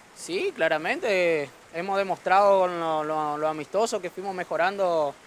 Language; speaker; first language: Spanish; native; Spanish